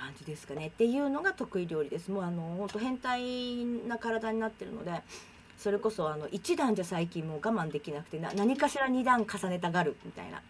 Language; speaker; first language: Japanese; native; Japanese